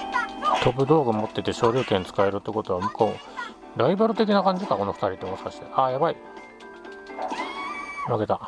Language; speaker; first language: Japanese; native; Japanese